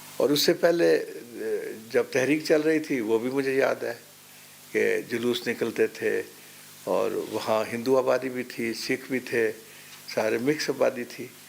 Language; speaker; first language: Urdu; non-native, local second language; Pahari-Potwari